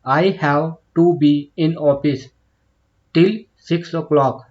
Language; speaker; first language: English; non-native, local second language; Hindi